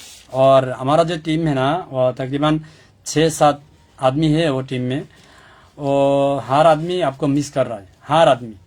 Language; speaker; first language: Hindi; non-native, learner; Bangla